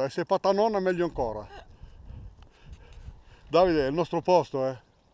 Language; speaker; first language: Italian; native; Italian